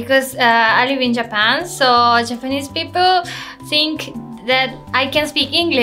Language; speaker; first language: English; non-native, learner; Russian